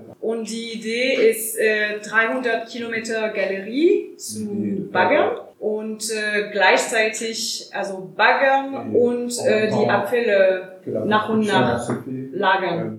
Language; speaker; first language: German; non-native, learner; French